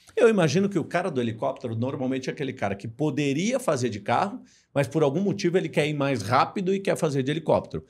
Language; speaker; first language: Portuguese; native; Portuguese